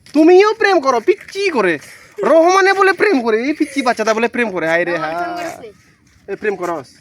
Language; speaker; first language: Bangla; non-native, local second language; Chakma